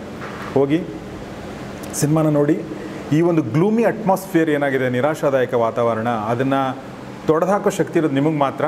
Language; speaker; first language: Kannada; native; Kannada